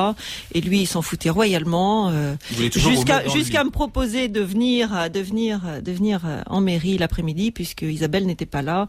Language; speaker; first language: French; native; French